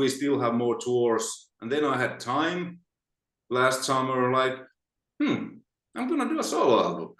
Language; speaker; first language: English; non-native, fluent; Finnish